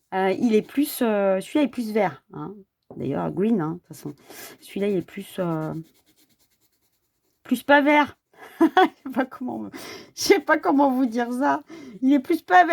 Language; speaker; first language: French; native; French